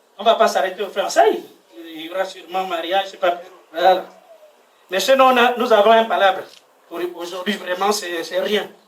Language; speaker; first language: French; non-native, local second language; Fang